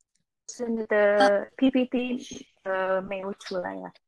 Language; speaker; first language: Chinese; non-native, fluent; Indonesian